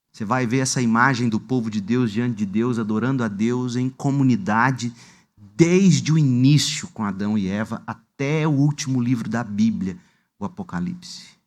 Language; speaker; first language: Portuguese; native; Portuguese